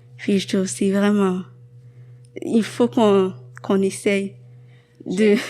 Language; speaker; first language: French; non-native, local second language; Haitian Creole